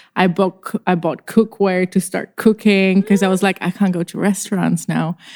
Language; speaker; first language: English; non-native, fluent; Czech